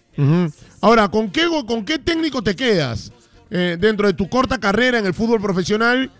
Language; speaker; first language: Spanish; native; Spanish